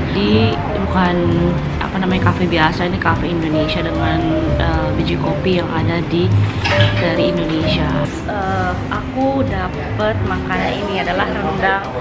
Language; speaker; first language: Indonesian; native; Indonesian